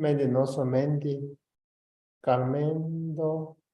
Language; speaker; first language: Spanish; non-native, learner; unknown